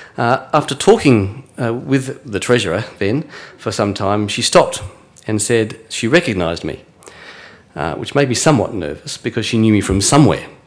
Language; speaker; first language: English; native; English